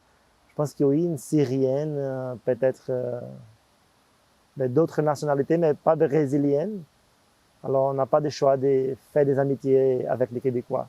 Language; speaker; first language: French; non-native, fluent; Portuguese